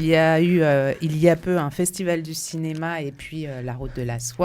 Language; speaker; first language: French; native; French